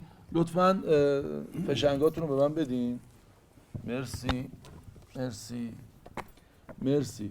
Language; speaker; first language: Persian; native; Persian